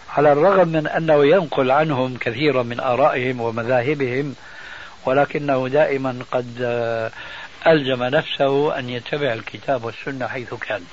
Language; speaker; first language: Arabic; early bilingual, other home language; Albanian